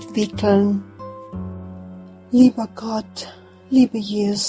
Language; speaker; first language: German; non-native, fluent; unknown